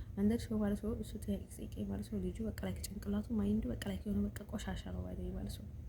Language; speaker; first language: Amharic; non-native, local second language; Tigrinya